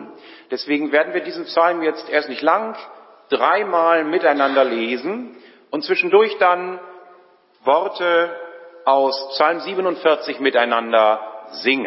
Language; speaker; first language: German; native; German